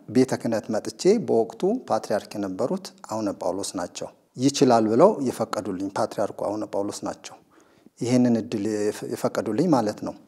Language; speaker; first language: Amharic; non-native, local second language; Sebat Bet Gurage